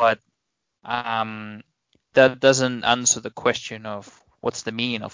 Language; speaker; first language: English; non-native, fluent; Spanish